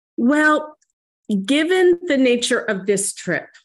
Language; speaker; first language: English; native; English